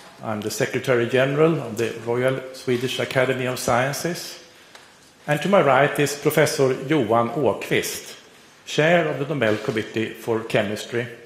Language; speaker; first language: English; non-native, fluent; Swedish